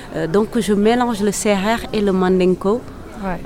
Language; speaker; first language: French; non-native, local second language; Serer